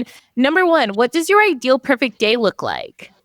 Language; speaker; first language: English; native; English